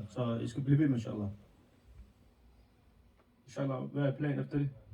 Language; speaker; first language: Danish; non-native, fluent; Somali